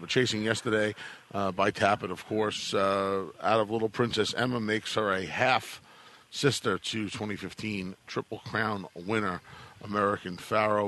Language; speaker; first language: English; native; English